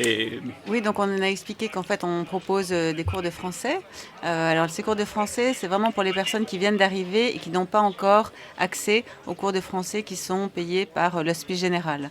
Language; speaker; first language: French; native; French